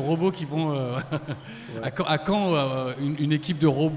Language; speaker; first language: French; native; French